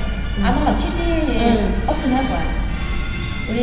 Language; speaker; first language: Korean; non-native, learner; Vietnamese